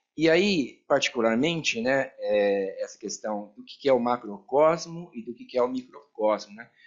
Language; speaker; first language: Portuguese; native; Portuguese